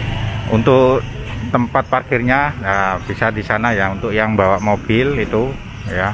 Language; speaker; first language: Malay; non-native, local second language; Javanese